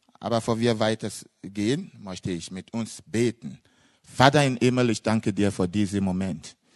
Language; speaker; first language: German; non-native, fluent; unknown